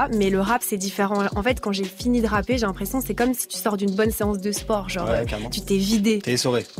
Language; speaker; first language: French; native; French